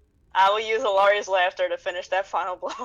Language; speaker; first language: English; native; English